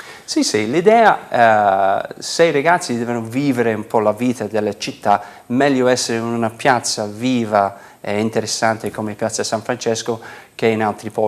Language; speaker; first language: Italian; non-native, fluent; English